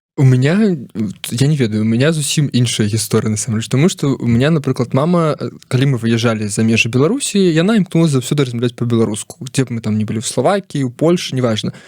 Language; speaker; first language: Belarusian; non-native, local second language; Russian